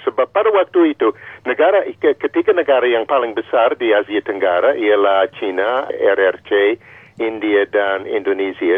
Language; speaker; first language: Indonesian; non-native, fluent; English